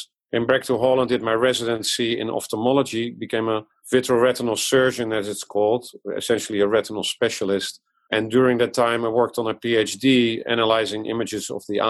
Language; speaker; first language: English; non-native, fluent; Dutch